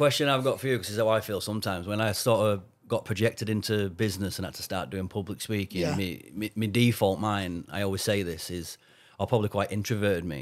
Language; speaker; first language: English; native; English